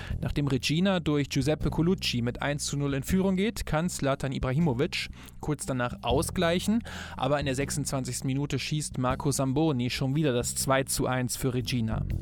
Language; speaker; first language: German; native; German